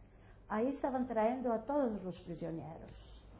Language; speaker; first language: Spanish; early bilingual, heritage; Ladino